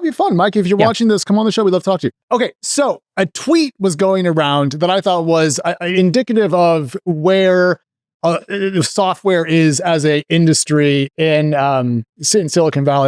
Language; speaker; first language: English; native; English